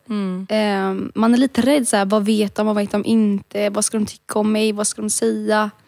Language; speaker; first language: Swedish; early bilingual, other home language; Romany